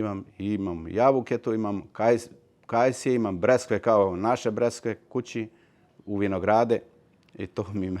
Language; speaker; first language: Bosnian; early bilingual, heritage; Serbian